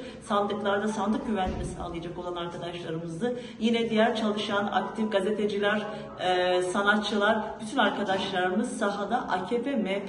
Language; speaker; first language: Turkish; native; Turkish